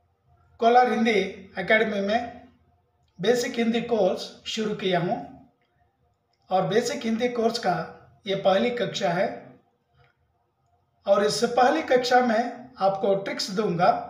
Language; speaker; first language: Hindi; non-native, local second language; Kannada